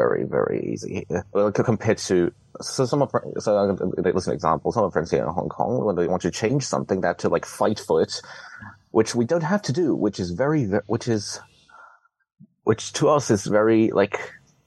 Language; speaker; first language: English; non-native, local second language; Cantonese